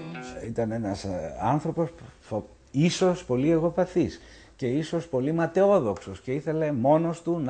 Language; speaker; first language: Greek; native; Greek